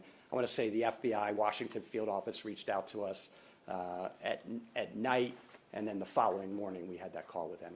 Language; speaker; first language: English; native; English